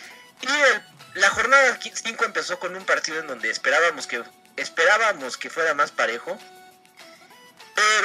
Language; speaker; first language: Spanish; native; Spanish